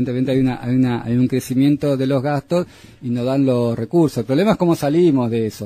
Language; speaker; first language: Spanish; native; Spanish